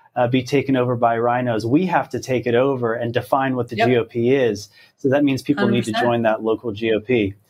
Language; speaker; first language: English; native; English